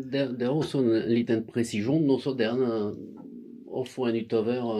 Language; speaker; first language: Norwegian; non-native, fluent; French